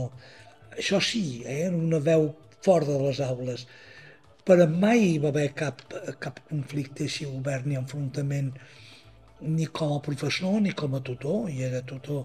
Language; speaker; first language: Catalan; native; Catalan